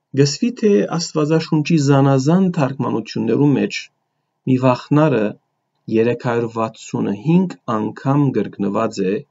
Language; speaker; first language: Armenian; early bilingual, heritage; Armenian